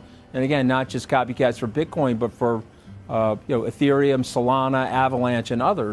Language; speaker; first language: English; native; English